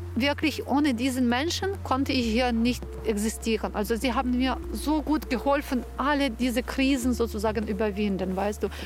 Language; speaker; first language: German; non-native, fluent; Ukrainian